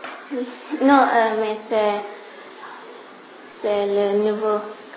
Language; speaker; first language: French; non-native, learner; English